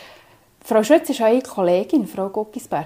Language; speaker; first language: German; native; German